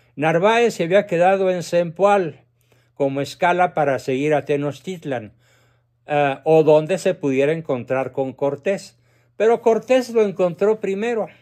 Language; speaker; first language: Spanish; native; Spanish